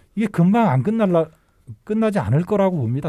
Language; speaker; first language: Korean; native; Korean